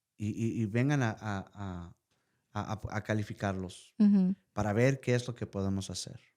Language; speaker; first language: Spanish; early bilingual, heritage; Spanish